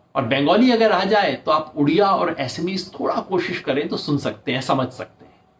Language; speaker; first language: Hindi; native; Hindi